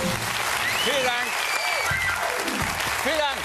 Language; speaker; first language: German; native; German